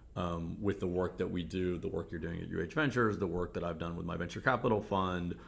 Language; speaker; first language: English; native; English